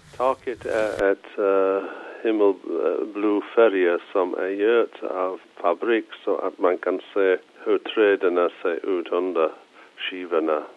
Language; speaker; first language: Swedish; non-native, fluent; English